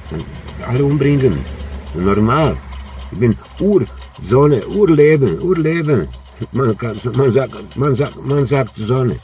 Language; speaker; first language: German; non-native, learner; Croatian